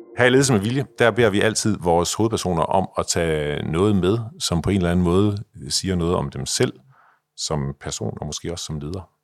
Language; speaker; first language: Danish; native; Danish